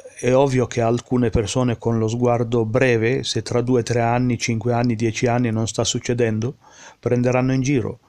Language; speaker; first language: Italian; early bilingual, heritage; Italian